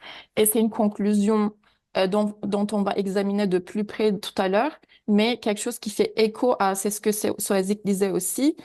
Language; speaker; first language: French; native; French